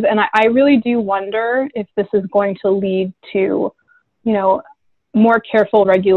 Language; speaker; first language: English; native; English